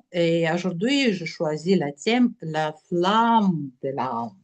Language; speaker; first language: French; non-native, learner; Russian